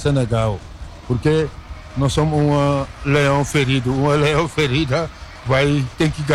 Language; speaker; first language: Portuguese; non-native, fluent; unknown